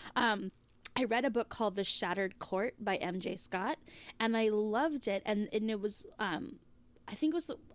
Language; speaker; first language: English; native; English